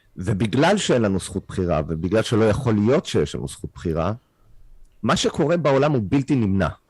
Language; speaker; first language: Hebrew; non-native, fluent; English